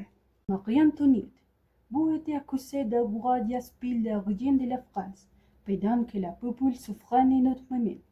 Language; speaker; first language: French; non-native, learner; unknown